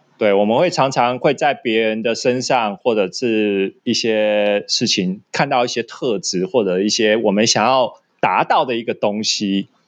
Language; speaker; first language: Chinese; native; Chinese